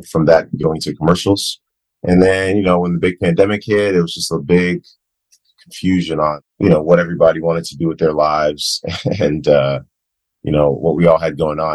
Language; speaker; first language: English; non-native, local second language; Akan